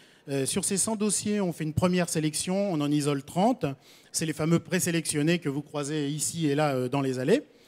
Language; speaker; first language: French; native; French